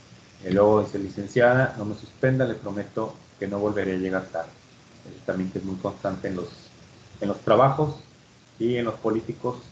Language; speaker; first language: Spanish; native; Spanish